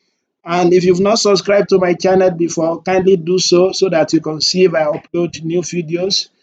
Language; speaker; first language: English; non-native, local second language; Yoruba